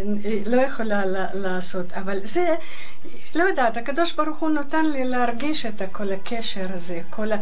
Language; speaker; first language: Hebrew; non-native, fluent; Russian